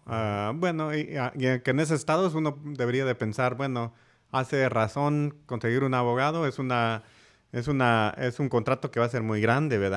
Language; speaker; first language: Spanish; early bilingual, heritage; English